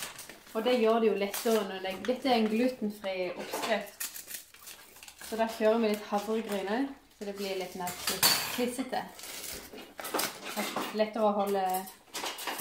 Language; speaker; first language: Norwegian; native; Norwegian